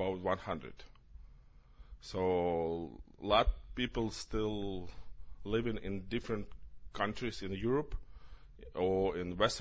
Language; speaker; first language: English; non-native, learner; Ukrainian